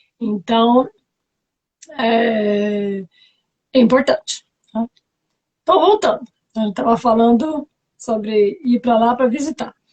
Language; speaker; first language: Portuguese; non-native, fluent; French